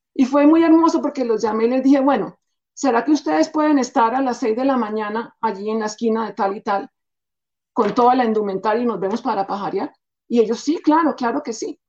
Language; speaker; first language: Spanish; native; Spanish